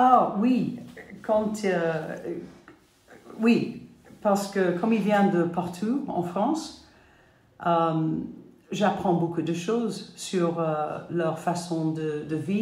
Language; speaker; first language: French; non-native, fluent; English